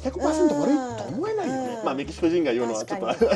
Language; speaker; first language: Japanese; non-native, fluent; Spanish